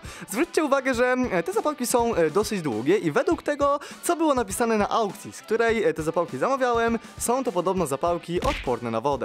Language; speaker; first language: Polish; native; Polish